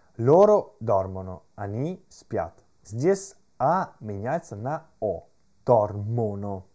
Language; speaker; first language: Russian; non-native, fluent; Italian